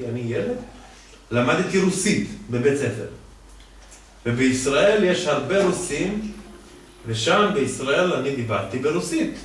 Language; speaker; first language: Hebrew; non-native, fluent; Serbian